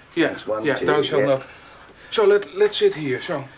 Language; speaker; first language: English; non-native, learner; Dutch